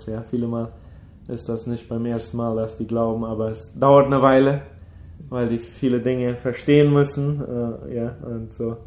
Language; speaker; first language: German; early bilingual, heritage; German